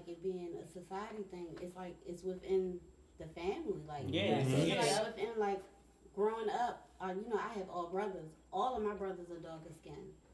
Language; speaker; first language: English; non-native, fluent; German